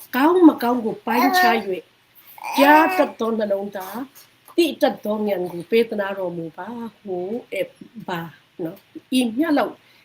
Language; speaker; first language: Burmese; non-native, local second language; Hakha Chin